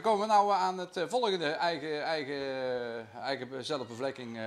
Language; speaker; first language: Dutch; native; Dutch